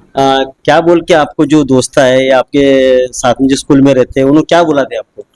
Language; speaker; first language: Hindi; non-native, local second language; Marathi